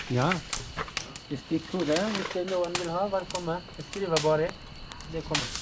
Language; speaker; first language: Norwegian; non-native, learner; Russian